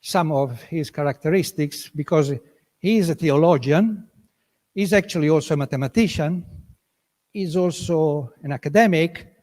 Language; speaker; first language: English; non-native, fluent; Italian